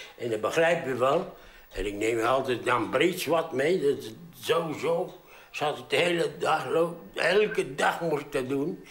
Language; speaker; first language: Dutch; early bilingual, heritage; Dutch